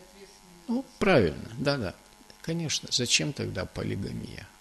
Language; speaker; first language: Russian; native; Russian